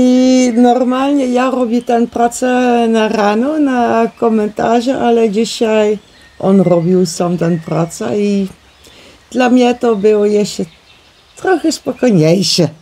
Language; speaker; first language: Polish; non-native, learner; Dutch